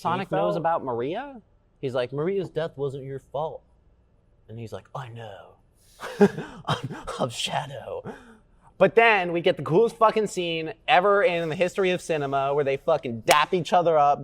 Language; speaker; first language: English; native; English